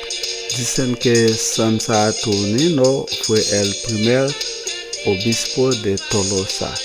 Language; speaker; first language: Spanish; non-native, fluent; Haitian Creole